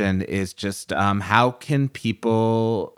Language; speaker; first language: English; native; English